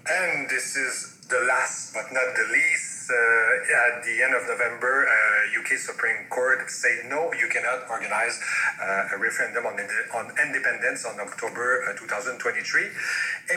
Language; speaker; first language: English; non-native, fluent; French